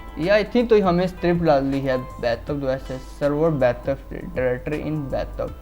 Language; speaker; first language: Urdu; non-native, local second language; Punjabi